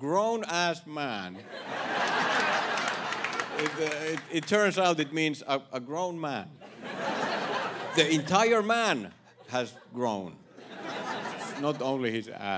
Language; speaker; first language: English; non-native, fluent; Finnish